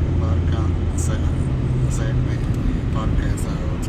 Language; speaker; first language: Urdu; non-native, learner; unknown